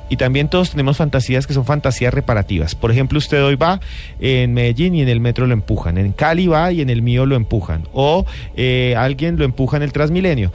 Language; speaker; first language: Spanish; native; Spanish